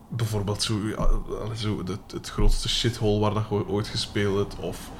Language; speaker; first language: Dutch; native; Dutch